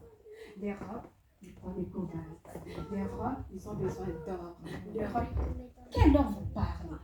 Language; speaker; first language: French; non-native, local second language; Lingala